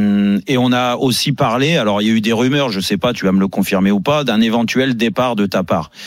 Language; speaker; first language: French; native; French